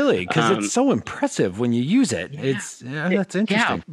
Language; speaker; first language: English; native; English